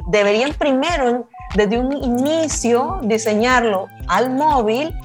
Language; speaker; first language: Spanish; native; Spanish